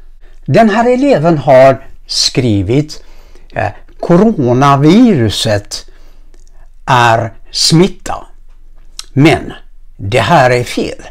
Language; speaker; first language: Swedish; non-native, fluent; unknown